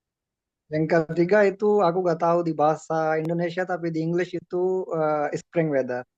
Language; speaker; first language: Indonesian; non-native, learner; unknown